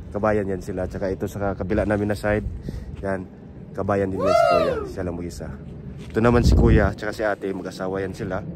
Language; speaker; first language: Filipino; non-native, local second language; Cebuano